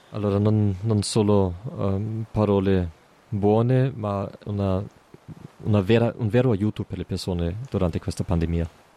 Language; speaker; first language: Italian; non-native, fluent; German